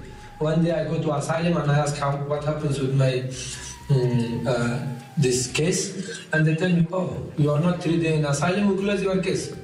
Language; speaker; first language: English; non-native, learner; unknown